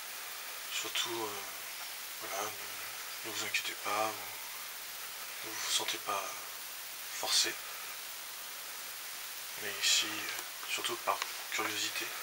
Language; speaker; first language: French; native; French